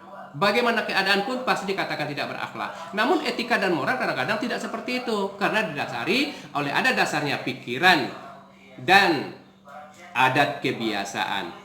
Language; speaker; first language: Indonesian; native; Indonesian